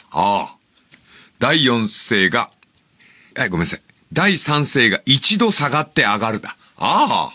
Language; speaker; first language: Japanese; native; Japanese